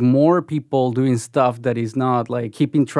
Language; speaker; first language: English; non-native, fluent; Spanish